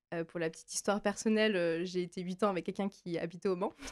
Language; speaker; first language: French; native; French